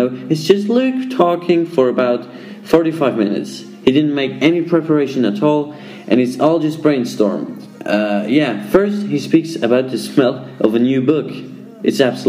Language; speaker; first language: English; non-native, fluent; Swiss German